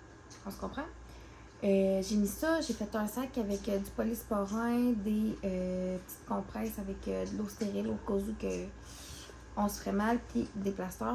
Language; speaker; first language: French; native; French